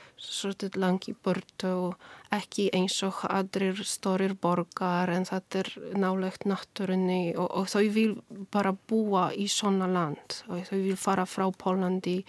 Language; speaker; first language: Icelandic; non-native, learner; Polish